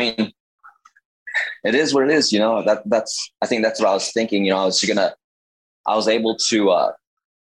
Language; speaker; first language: English; native; English